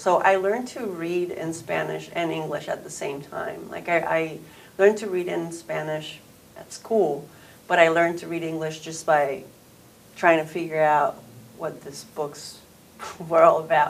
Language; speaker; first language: English; non-native, fluent; Spanish